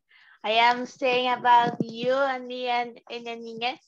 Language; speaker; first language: English; non-native, learner; Portuguese